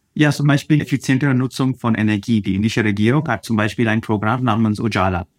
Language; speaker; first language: German; non-native, fluent; Telugu